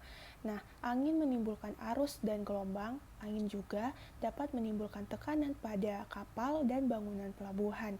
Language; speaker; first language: Indonesian; native; Indonesian